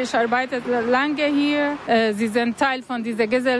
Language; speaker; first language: German; non-native, learner; Arabic